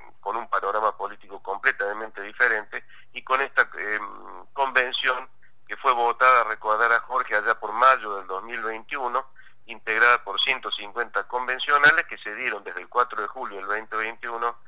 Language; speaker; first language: Spanish; native; Spanish